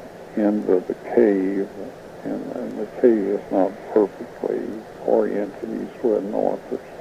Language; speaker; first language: English; native; English